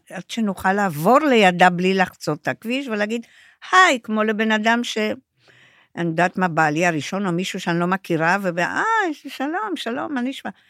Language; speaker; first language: Hebrew; non-native, fluent; Romanian